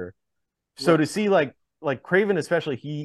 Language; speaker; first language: English; native; English